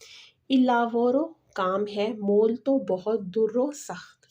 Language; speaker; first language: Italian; non-native, fluent; Urdu